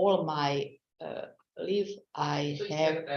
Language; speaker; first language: English; non-native, learner; Slovak